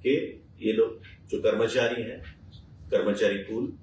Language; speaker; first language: Hindi; non-native, local second language; Bangla